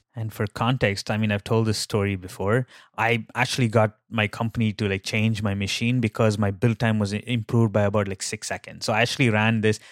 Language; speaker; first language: English; non-native, local second language; Tamil